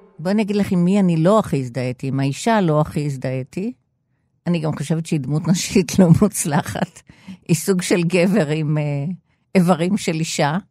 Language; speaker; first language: Hebrew; native; Hebrew